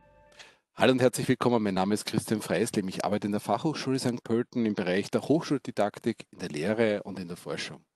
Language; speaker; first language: German; native; German